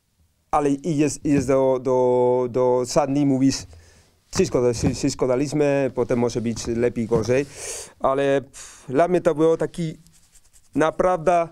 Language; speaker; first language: Polish; non-native, learner; Spanish